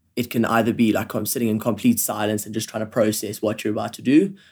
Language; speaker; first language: English; native; English